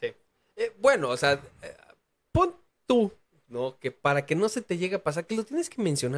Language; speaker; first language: Spanish; native; Spanish